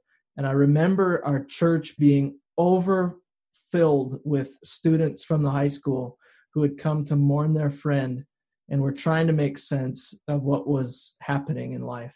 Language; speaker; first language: English; native; English